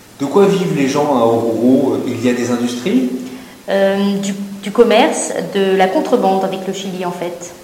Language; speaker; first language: French; native; French